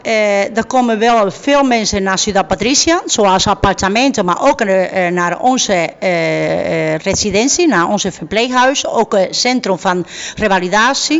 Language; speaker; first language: Dutch; non-native, fluent; Spanish